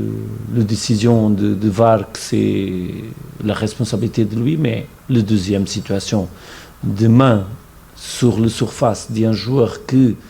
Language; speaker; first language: French; non-native, fluent; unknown